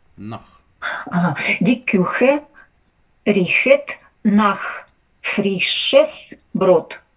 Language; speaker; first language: German; non-native, learner; Ukrainian